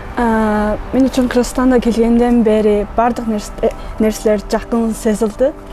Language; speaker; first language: Kyrgyz; non-native, learner; Mongolian